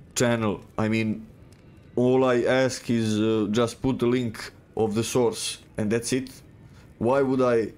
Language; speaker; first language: English; non-native, fluent; Serbian